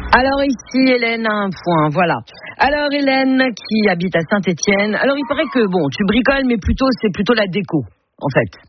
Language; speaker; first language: French; native; French